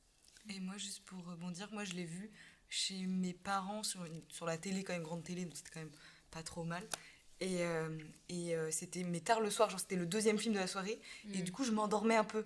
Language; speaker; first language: French; native; French